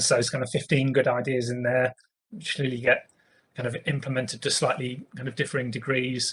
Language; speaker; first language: English; native; English